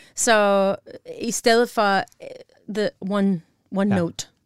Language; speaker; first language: Danish; non-native, learner; English